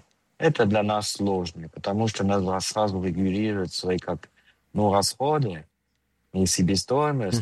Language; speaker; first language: Russian; non-native, fluent; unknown